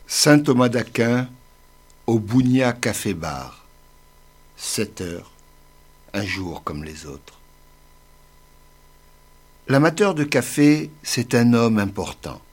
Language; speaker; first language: French; native; French